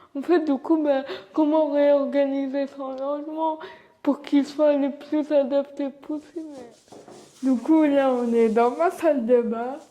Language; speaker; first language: French; early bilingual, other home language; Arabic